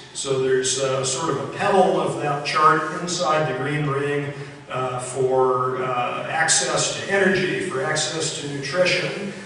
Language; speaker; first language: English; native; English